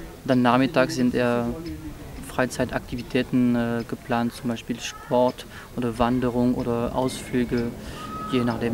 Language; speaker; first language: German; non-native, fluent; French